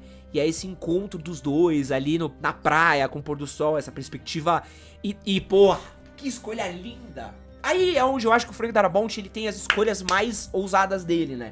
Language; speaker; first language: Portuguese; native; Portuguese